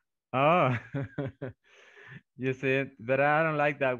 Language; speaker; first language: English; non-native, fluent; Spanish